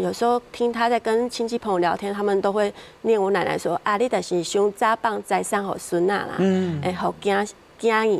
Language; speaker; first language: Chinese; native; Chinese